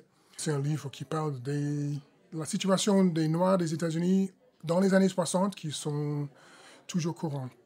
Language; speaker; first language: French; non-native, fluent; English